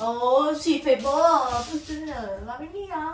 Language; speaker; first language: French; non-native, learner; Vietnamese